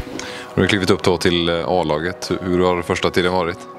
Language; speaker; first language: Swedish; native; Swedish